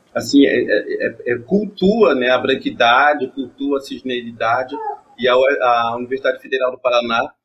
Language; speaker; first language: Portuguese; native; Portuguese